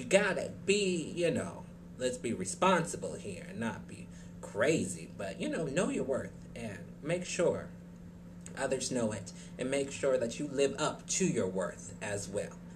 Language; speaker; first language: English; native; English